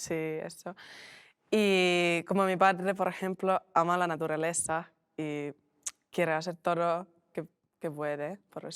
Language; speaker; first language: Spanish; non-native, learner; Finnish